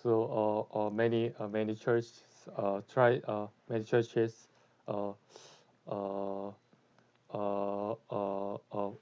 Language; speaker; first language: English; non-native, learner; Korean